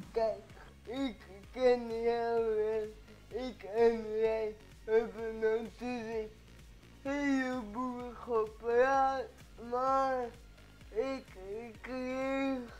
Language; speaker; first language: Dutch; early bilingual, other home language; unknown